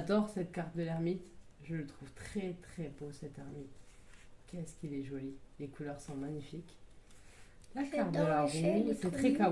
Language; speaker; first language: French; native; French